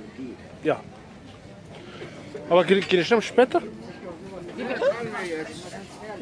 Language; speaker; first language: German; non-native, learner; Serbian